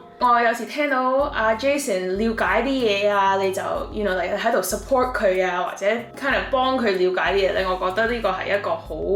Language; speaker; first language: Cantonese; early bilingual, heritage; Cantonese